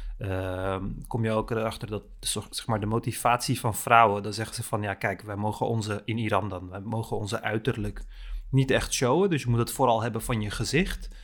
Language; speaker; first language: Dutch; early bilingual, other home language; Turkish